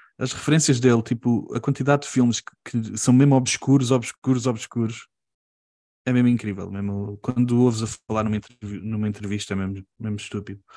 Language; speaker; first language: Portuguese; early bilingual, heritage; Portuguese